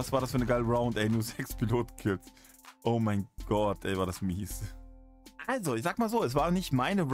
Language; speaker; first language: German; native; German